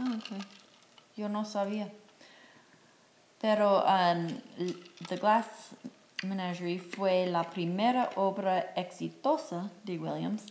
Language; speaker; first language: Spanish; non-native, fluent; English